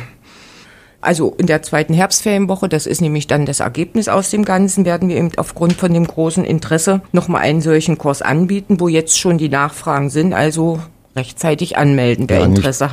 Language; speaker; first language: German; native; German